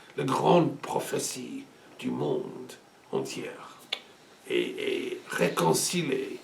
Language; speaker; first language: French; non-native, learner; English